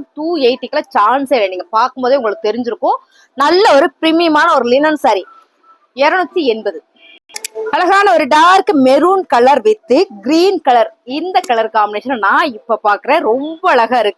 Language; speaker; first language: Tamil; native; Tamil